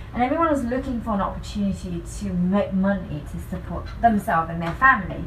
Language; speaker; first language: English; non-native, fluent; Vietnamese